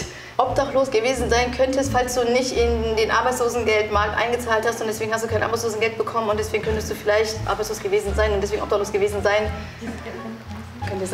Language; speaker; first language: German; early bilingual, other home language; Turkish